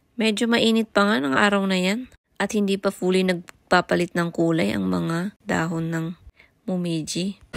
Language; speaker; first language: Filipino; non-native, local second language; Iloko